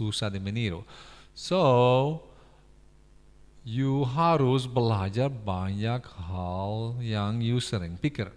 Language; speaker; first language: Indonesian; non-native, fluent; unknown